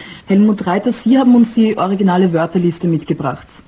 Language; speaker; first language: German; native; German